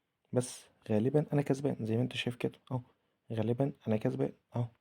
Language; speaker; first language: Arabic; native; Arabic